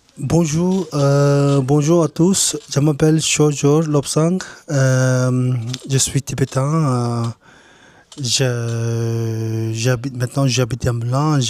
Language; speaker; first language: French; non-native, learner; Tibetan